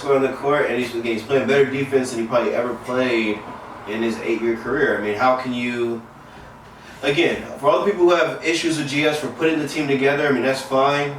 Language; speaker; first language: English; native; English